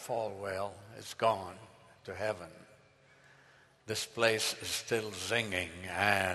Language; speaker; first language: English; non-native, fluent; Arabic